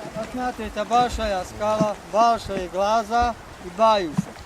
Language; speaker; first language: Russian; non-native, learner; Slovak